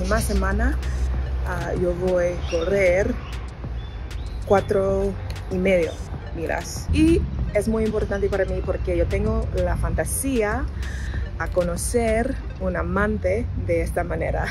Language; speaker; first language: Spanish; non-native, learner; English